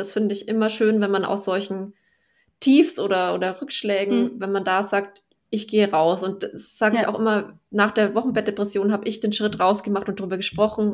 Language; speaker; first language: German; native; German